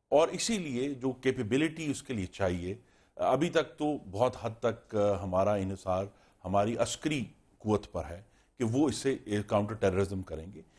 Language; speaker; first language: Urdu; native; Urdu